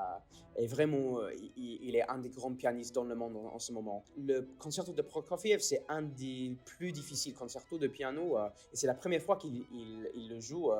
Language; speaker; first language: French; non-native, fluent; English